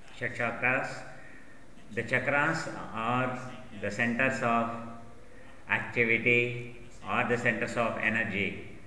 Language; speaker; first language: English; non-native, local second language; Telugu